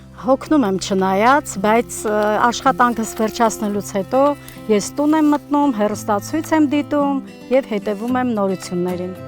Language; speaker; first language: Armenian; native; Armenian